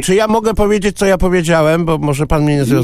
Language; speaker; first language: Polish; native; Polish